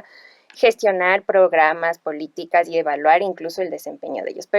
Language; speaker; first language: Spanish; native; Spanish